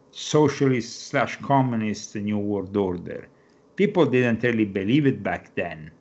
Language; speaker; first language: English; non-native, fluent; Italian